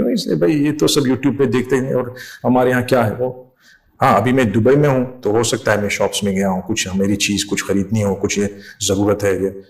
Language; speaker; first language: Urdu; non-native, fluent; English